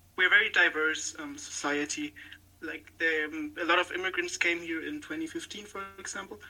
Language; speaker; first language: English; non-native, fluent; German